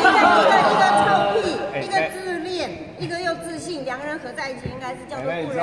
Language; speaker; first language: Chinese; non-native, fluent; Japanese